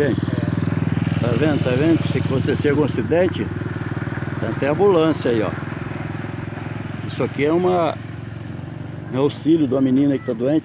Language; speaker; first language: Portuguese; native; Portuguese